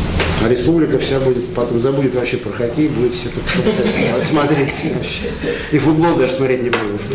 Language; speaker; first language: Russian; native; Russian